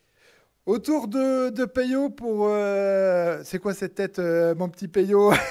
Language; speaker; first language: French; native; French